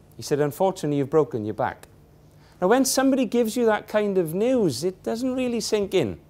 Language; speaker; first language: English; native; English